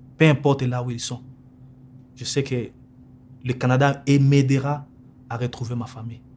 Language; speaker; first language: French; non-native, local second language; Lingala